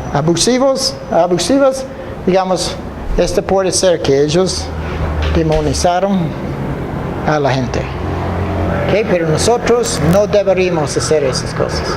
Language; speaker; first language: Spanish; non-native, fluent; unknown